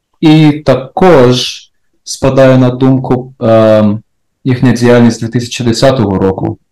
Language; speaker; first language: Ukrainian; native; Ukrainian